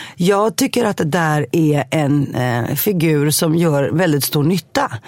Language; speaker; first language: Swedish; early bilingual, other home language; Greek